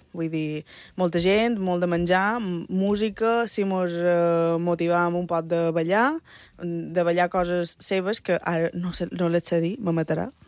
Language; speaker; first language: Catalan; early bilingual, other home language; Spanish